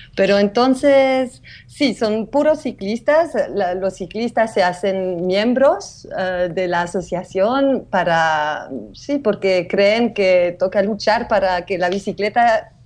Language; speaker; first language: Spanish; early bilingual, heritage; French